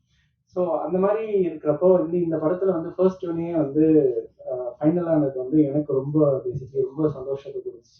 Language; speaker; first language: Tamil; native; Tamil